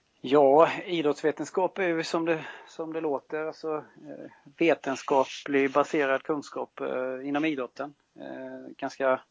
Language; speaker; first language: Swedish; native; Swedish